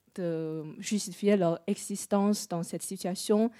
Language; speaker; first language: French; non-native, fluent; Chinese